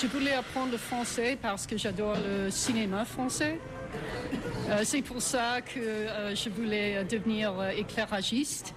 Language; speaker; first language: French; non-native, fluent; English